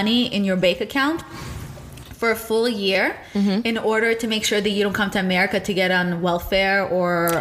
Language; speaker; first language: English; non-native, fluent; Russian